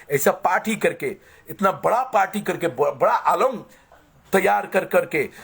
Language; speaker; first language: Hindi; non-native, local second language; Bangla